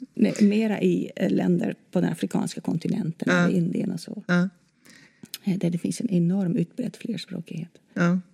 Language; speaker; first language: Swedish; non-native, fluent; Dutch